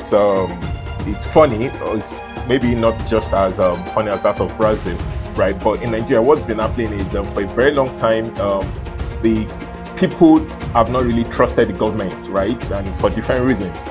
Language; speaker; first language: English; non-native, local second language; Yoruba